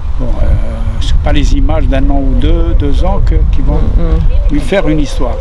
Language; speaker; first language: French; non-native, local second language; Arabic